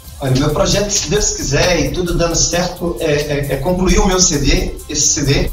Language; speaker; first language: Portuguese; native; Portuguese